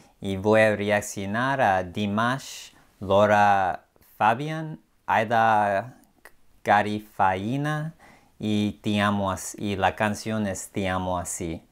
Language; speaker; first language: Spanish; non-native, learner; English